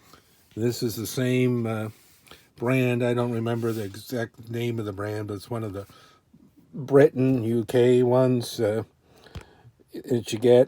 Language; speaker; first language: English; native; English